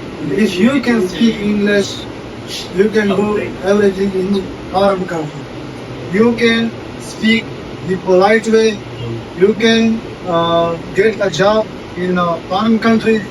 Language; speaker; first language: English; non-native, learner; Urdu